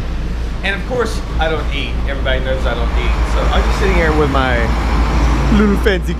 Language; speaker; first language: English; native; English